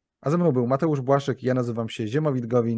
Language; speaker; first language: Polish; native; Polish